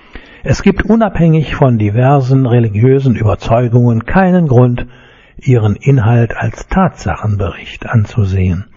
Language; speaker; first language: German; native; German